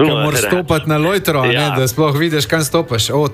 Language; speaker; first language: Slovenian; native; Slovenian